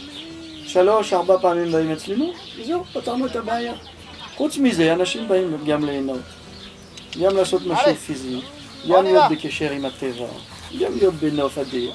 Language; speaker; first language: Hebrew; non-native, fluent; French